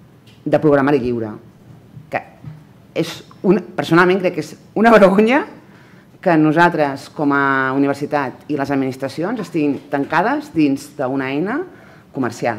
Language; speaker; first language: Catalan; native; Catalan